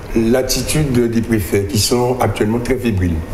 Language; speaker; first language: French; native; French